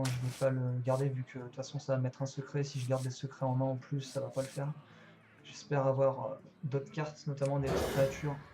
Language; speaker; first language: French; native; French